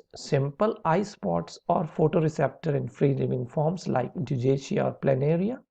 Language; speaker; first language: English; non-native, local second language; Hindi